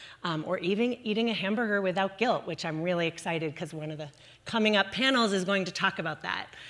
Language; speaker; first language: English; native; English